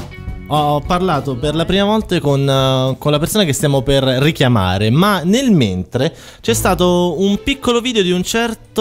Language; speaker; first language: Italian; native; Italian